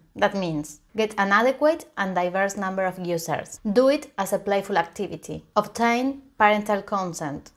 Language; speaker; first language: English; non-native, fluent; Spanish